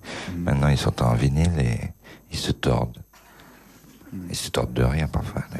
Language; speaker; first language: French; native; French